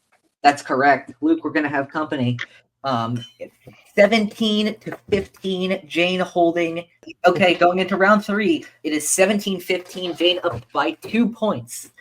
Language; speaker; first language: English; native; English